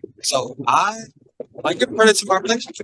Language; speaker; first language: English; native; English